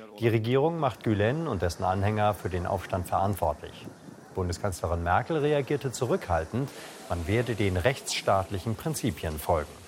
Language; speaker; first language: German; native; German